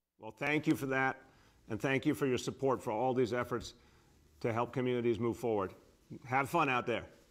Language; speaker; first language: English; native; English